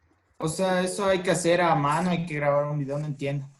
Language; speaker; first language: Spanish; native; Spanish